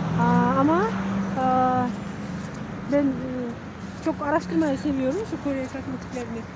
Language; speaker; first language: Turkish; non-native, learner; Kyrgyz